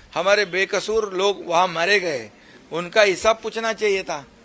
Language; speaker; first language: Hindi; non-native, local second language; Marathi